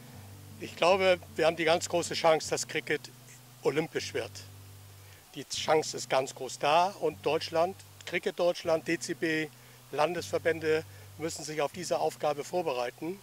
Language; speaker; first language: German; native; German